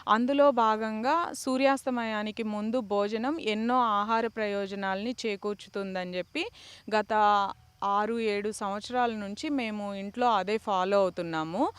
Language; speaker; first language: Telugu; native; Telugu